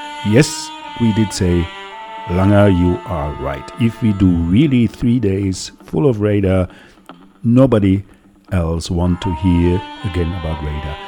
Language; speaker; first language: English; non-native, fluent; German